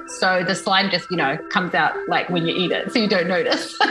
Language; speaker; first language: English; native; English